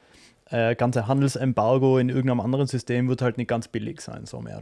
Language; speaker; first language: German; native; German